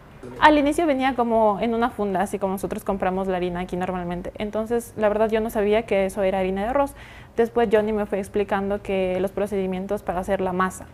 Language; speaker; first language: Spanish; native; Spanish